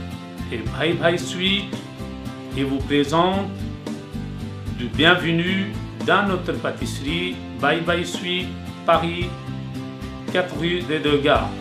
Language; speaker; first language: French; non-native, learner; Urdu